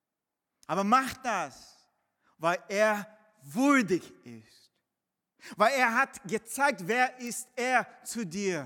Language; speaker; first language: German; non-native, fluent; Portuguese